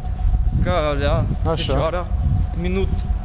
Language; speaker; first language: Romanian; non-native, learner; German